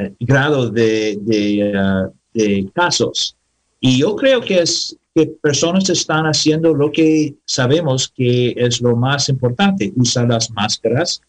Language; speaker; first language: Spanish; non-native, learner; English